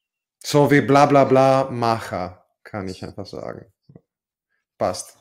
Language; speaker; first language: German; non-native, fluent; Italian